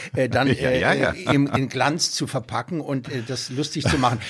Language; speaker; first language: German; native; German